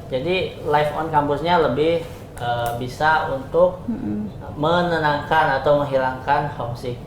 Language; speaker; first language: Indonesian; native; Indonesian